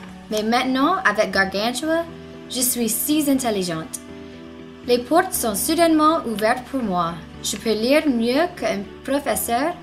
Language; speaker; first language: French; non-native, learner; English